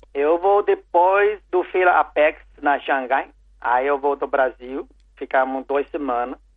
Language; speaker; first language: Portuguese; non-native, learner; Chinese